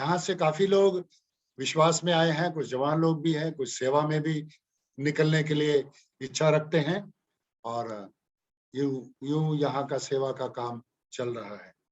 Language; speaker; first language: Hindi; non-native, local second language; Punjabi